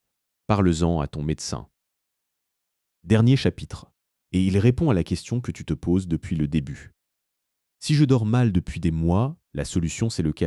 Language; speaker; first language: French; native; French